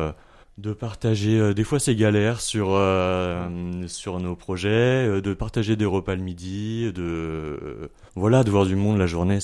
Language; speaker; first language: French; native; French